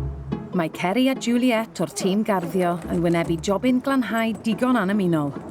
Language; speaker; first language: Welsh; native; Welsh